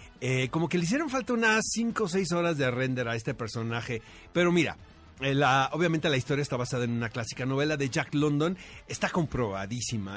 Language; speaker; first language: Spanish; native; Spanish